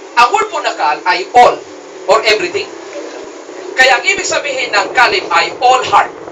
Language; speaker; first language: Filipino; non-native, local second language; Cebuano